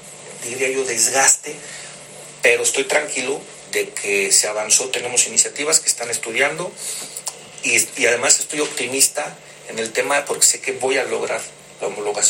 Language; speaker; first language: Spanish; native; Spanish